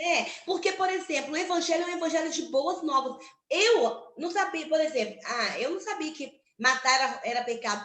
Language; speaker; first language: Portuguese; native; Portuguese